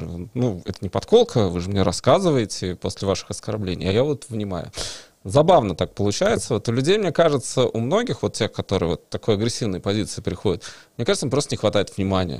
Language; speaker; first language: Russian; native; Russian